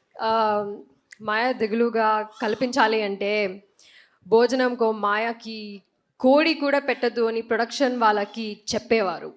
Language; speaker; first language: Telugu; non-native, learner; Malayalam